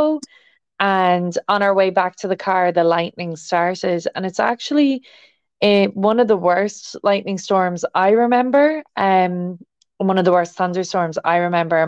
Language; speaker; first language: English; native; English